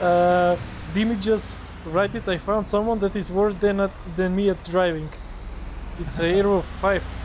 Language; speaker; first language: English; non-native, fluent; Macedonian